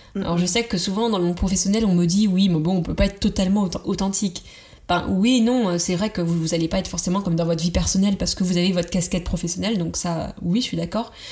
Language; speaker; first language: French; native; French